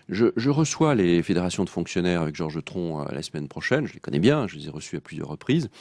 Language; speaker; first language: French; native; French